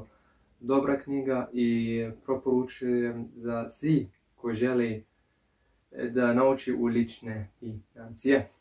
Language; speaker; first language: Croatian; early bilingual, heritage; English